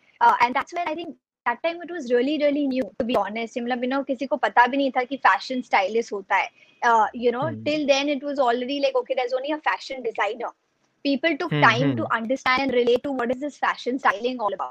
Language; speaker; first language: English; non-native, local second language; Hindi